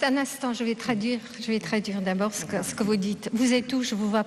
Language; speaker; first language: French; non-native, fluent; Russian